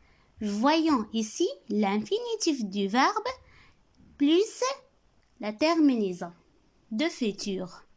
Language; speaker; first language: French; non-native, local second language; Arabic